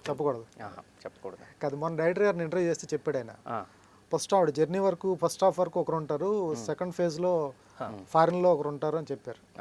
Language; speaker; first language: Telugu; native; Telugu